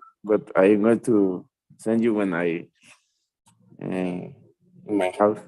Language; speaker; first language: English; non-native, learner; Spanish